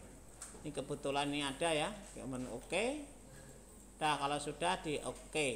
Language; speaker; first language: Indonesian; native; Indonesian